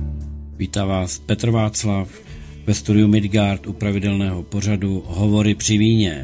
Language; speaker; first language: Czech; native; Czech